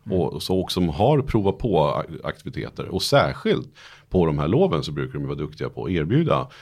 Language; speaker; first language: Swedish; native; Swedish